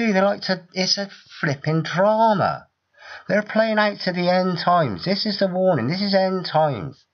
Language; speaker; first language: English; native; English